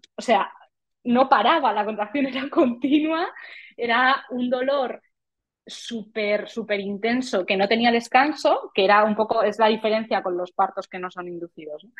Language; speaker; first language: Spanish; native; Spanish